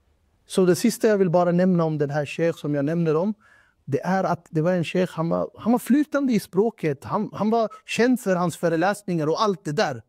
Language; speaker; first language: Swedish; non-native, fluent; Urdu